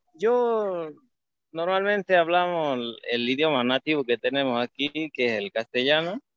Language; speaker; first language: Spanish; native; Spanish